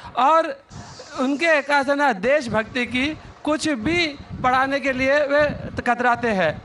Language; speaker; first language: Hindi; native; Hindi